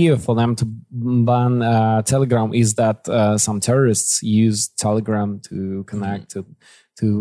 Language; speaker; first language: English; non-native, fluent; Kazakh